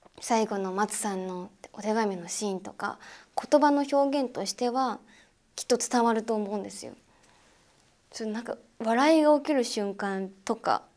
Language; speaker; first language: Japanese; native; Japanese